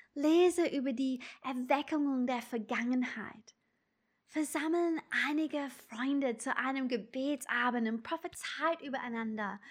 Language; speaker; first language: German; non-native, fluent; English